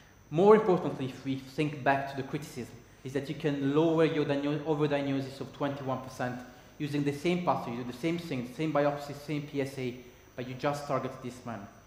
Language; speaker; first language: English; non-native, fluent; Italian